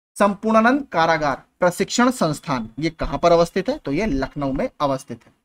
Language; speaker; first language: Hindi; native; Hindi